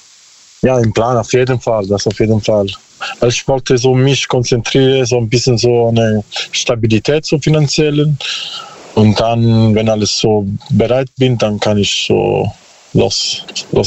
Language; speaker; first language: German; non-native, learner; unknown